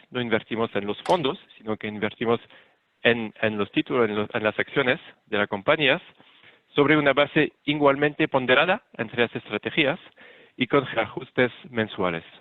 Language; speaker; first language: Spanish; non-native, fluent; French